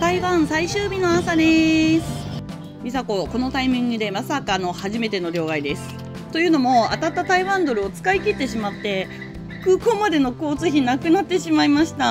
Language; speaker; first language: Japanese; native; Japanese